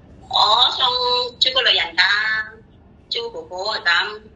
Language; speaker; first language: Cantonese; non-native, learner; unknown